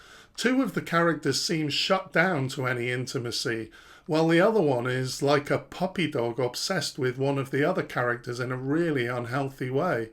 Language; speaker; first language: English; native; English